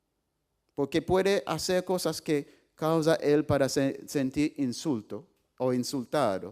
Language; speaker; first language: Spanish; non-native, fluent; English